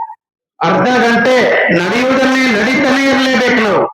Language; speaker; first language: Kannada; native; Kannada